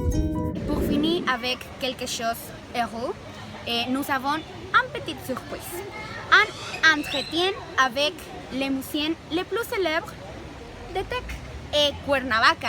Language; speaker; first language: French; non-native, learner; Spanish